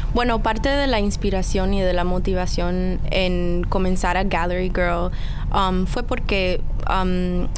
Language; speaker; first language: Spanish; early bilingual, heritage; Spanish